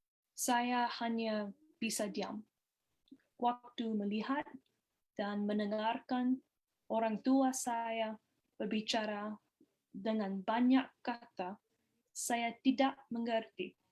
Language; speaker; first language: Indonesian; non-native, learner; English